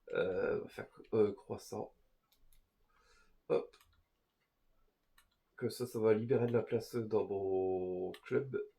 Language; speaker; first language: French; native; French